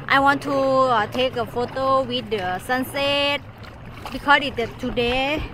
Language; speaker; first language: English; non-native, learner; Thai